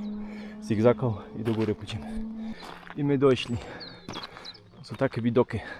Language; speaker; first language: Polish; non-native, local second language; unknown